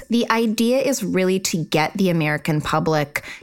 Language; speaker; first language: English; native; English